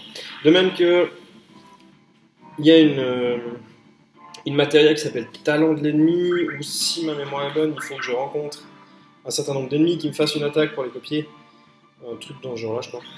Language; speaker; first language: French; native; French